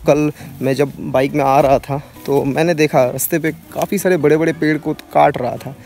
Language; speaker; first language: Hindi; non-native, local second language; Bangla